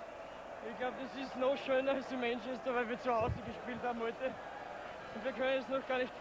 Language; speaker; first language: German; native; German